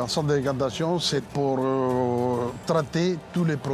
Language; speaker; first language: French; non-native, fluent; Spanish